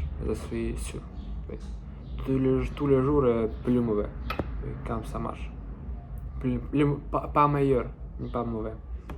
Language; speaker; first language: French; non-native, learner; Russian